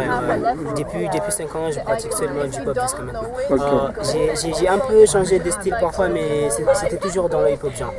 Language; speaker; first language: French; non-native, local second language; Ngazidja Comorian